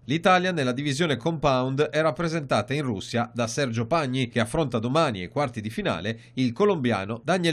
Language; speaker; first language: Italian; native; Italian